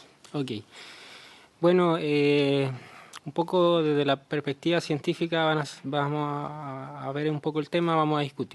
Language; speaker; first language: Spanish; native; Spanish